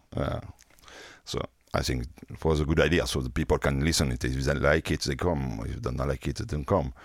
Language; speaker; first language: English; non-native, fluent; French